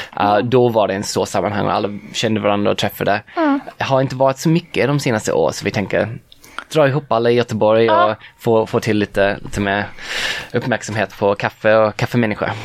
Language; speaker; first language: Swedish; non-native, fluent; English